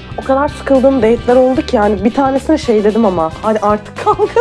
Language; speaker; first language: Turkish; native; Turkish